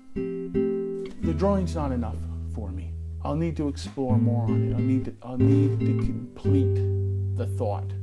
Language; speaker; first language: English; native; English